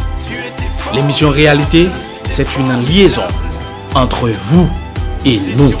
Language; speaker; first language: French; non-native, local second language; Haitian Creole